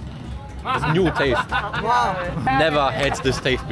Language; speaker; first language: English; non-native, learner; German